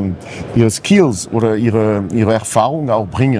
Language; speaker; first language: German; non-native, fluent; French